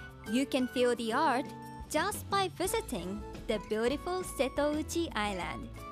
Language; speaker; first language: English; non-native, fluent; Japanese